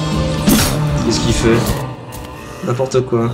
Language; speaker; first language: French; native; French